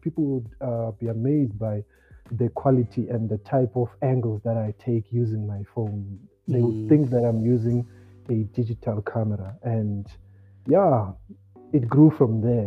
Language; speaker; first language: English; non-native, local second language; Xhosa